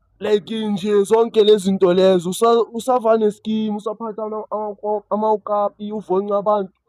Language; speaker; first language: Zulu; native; Zulu